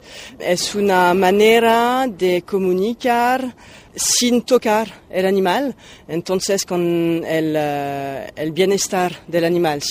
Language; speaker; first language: Spanish; non-native, fluent; French